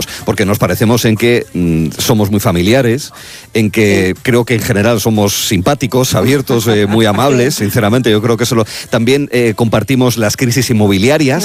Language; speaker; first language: Spanish; native; Spanish